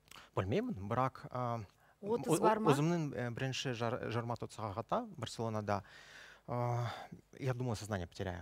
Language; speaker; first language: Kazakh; non-native, local second language; Russian